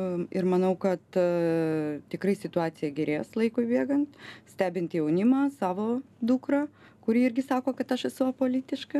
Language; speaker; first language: Lithuanian; non-native, local second language; Russian